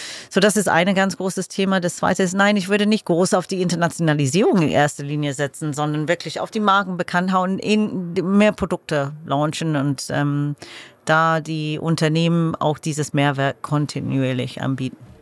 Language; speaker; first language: German; non-native, fluent; English